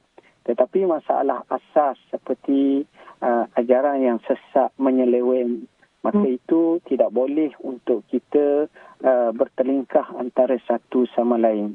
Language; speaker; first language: Malay; native; Malay